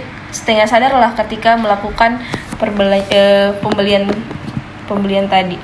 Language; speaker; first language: Indonesian; native; Indonesian